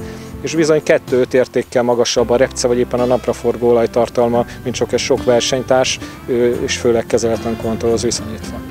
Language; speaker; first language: Hungarian; native; Hungarian